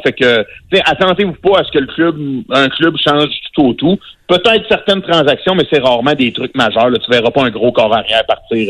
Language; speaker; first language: French; native; French